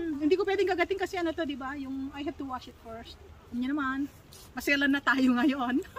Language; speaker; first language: Filipino; native; Filipino